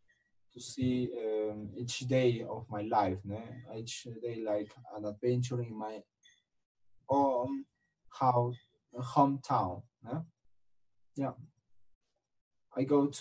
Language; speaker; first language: English; non-native, learner; Spanish